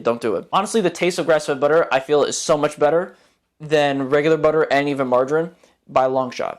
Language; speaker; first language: English; native; English